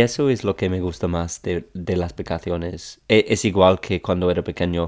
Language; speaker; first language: Spanish; non-native, fluent; English